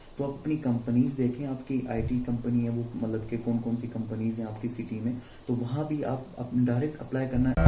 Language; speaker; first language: Urdu; non-native, local second language; Sindhi